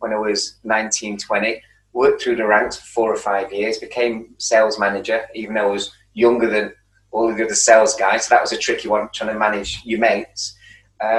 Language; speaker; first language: English; native; English